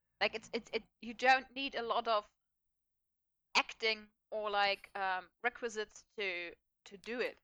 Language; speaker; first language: English; non-native, fluent; German